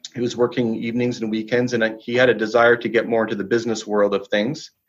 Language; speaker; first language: English; native; English